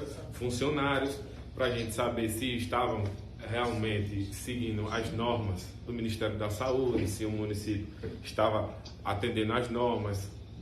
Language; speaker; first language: Portuguese; native; Portuguese